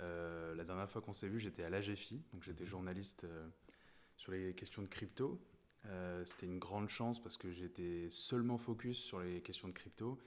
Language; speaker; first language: French; native; French